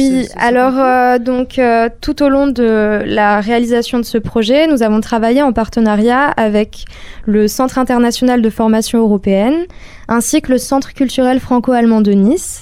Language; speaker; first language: French; native; French